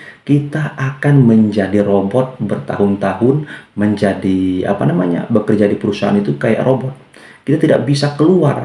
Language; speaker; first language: Indonesian; native; Indonesian